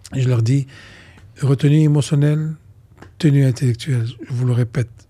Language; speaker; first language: French; non-native, local second language; Arabic